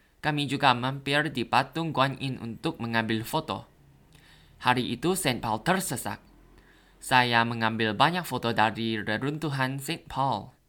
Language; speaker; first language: Indonesian; non-native, learner; Thai